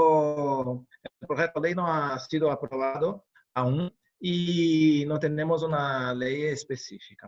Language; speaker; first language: Spanish; non-native, fluent; Portuguese